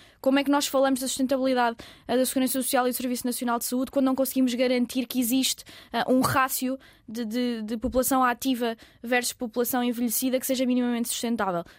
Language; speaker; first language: Portuguese; native; Portuguese